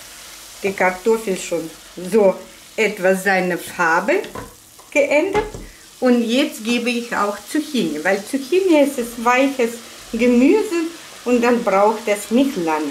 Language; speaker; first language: German; non-native, fluent; Russian